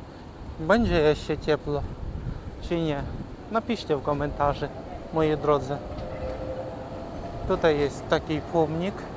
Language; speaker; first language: Polish; non-native, learner; Ukrainian